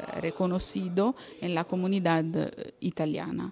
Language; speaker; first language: Spanish; non-native, fluent; Italian